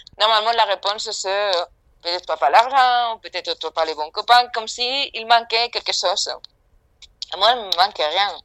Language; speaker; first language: French; non-native, fluent; Spanish